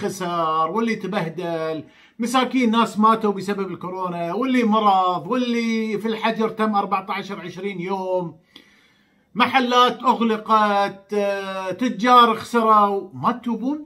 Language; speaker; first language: Arabic; native; Arabic